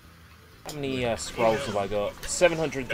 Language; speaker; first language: English; native; English